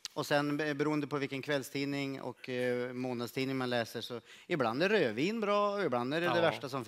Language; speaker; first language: Swedish; native; Swedish